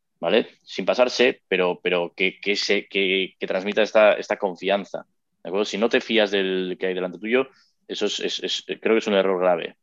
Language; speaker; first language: Spanish; native; Spanish